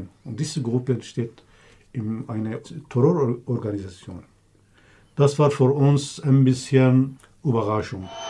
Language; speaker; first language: German; non-native, learner; Kurdish